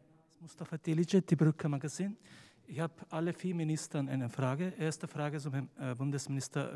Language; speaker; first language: German; non-native, fluent; Turkish